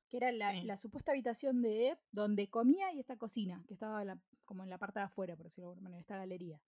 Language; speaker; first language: Spanish; native; Spanish